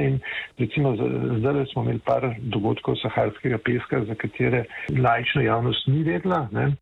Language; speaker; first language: Slovenian; native; Slovenian